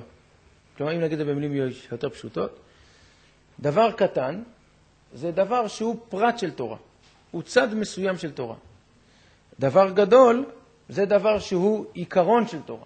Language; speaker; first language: Hebrew; native; Hebrew